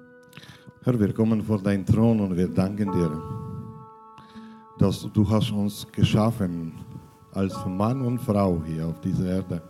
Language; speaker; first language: German; non-native, fluent; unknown